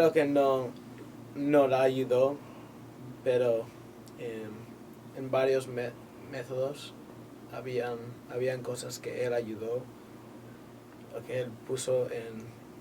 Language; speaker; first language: Spanish; native; Spanish